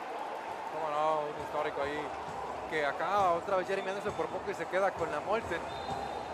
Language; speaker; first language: Spanish; native; Spanish